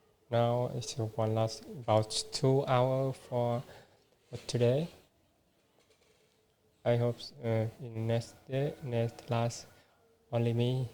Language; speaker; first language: English; non-native, learner; Vietnamese